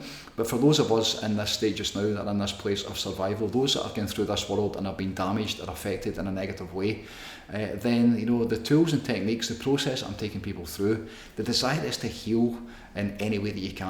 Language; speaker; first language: English; native; English